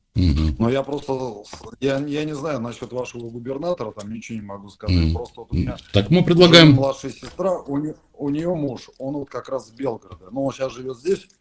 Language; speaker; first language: Russian; native; Russian